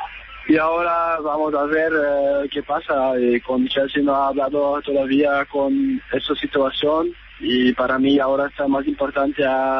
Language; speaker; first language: Spanish; non-native, learner; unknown